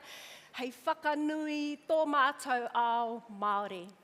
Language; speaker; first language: Māori; non-native, local second language; English